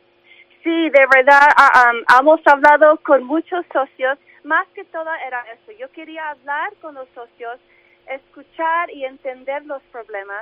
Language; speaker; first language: Spanish; early bilingual, heritage; English